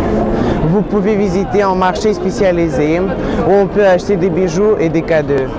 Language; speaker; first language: French; non-native, learner; Russian